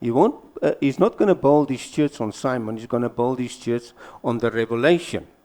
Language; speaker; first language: English; non-native, local second language; Afrikaans